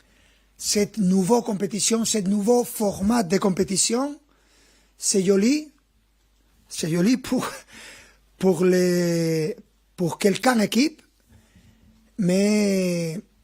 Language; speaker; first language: French; non-native, fluent; Spanish